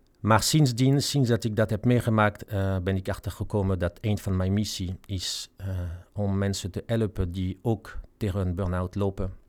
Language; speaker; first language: Dutch; non-native, fluent; French